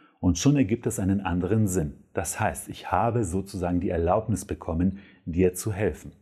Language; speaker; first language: German; non-native, fluent; Polish